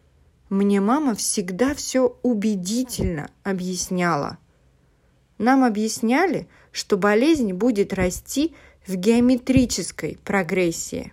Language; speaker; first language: Russian; non-native, learner; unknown